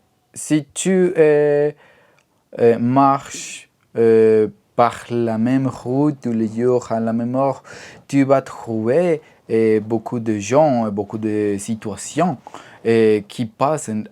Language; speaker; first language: French; non-native, learner; Spanish